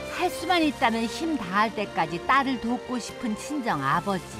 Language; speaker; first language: Korean; native; Korean